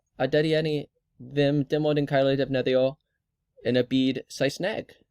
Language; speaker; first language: Welsh; non-native, learner; English